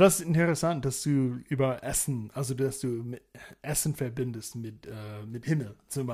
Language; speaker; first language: German; non-native, fluent; English